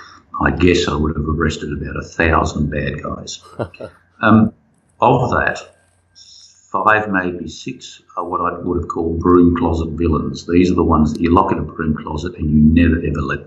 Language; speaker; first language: English; native; English